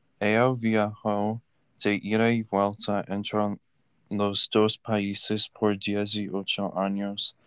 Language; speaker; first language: Spanish; non-native, learner; English